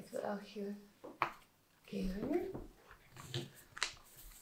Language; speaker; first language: German; non-native, learner; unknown